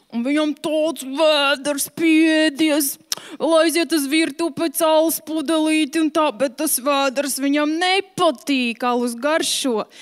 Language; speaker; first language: Latvian; native; Latvian